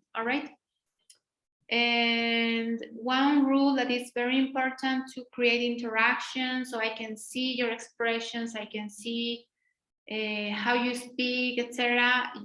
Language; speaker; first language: English; non-native, fluent; Spanish